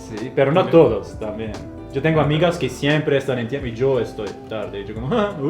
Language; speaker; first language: Spanish; non-native, fluent; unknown